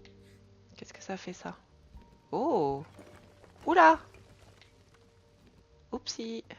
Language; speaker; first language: French; native; French